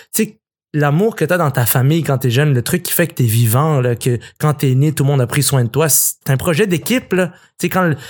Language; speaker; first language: French; early bilingual, other home language; Arabic